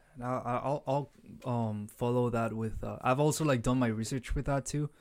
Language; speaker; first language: English; early bilingual, other home language; Spanish